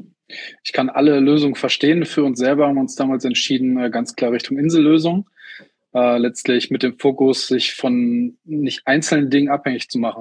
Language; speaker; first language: German; native; German